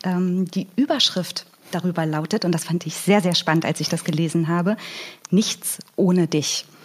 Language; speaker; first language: German; native; German